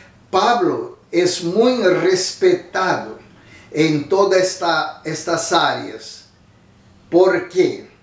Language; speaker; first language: Spanish; non-native, fluent; Portuguese